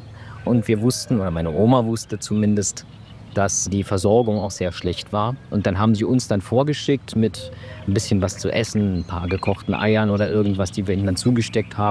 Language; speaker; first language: German; native; German